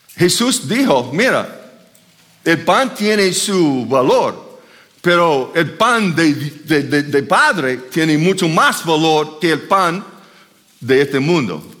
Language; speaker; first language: Spanish; non-native, fluent; English